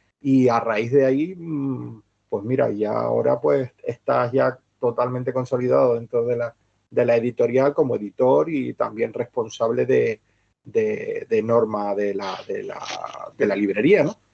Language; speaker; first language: Spanish; native; Spanish